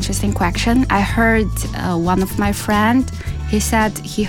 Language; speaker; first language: English; non-native, fluent; Chinese